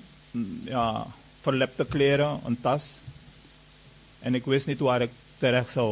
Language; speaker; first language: Dutch; non-native, fluent; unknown